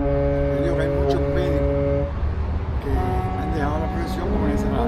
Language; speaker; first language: Spanish; native; Spanish